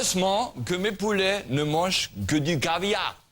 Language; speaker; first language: French; non-native, learner; German